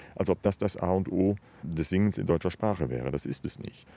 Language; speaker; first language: German; native; German